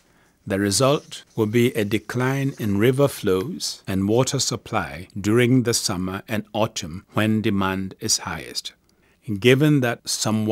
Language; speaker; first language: English; non-native, local second language; Akan